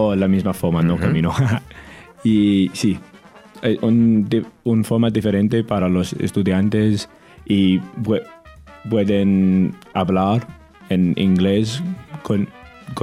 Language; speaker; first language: Spanish; non-native, learner; English